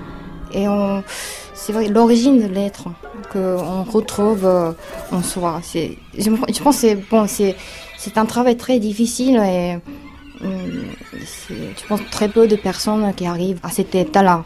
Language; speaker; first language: French; non-native, fluent; Japanese